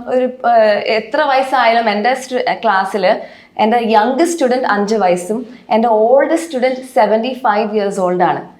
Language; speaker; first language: Malayalam; non-native, local second language; English